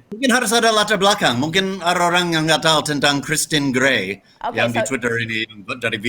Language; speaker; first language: Indonesian; non-native, fluent; English